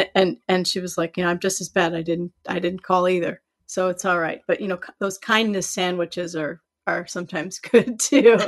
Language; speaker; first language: English; native; English